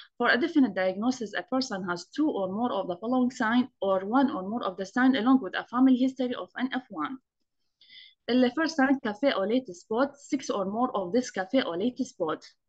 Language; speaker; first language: English; non-native, fluent; Arabic